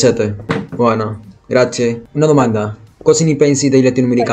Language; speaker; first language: Italian; non-native, learner; Spanish